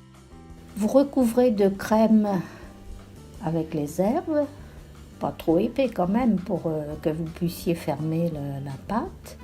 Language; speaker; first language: French; native; French